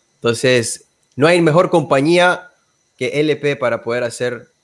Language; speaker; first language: Spanish; native; Spanish